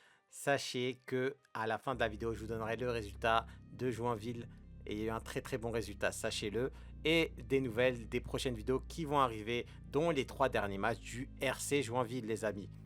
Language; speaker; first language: French; native; French